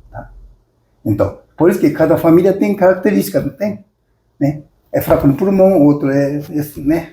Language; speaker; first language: Portuguese; non-native, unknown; Japanese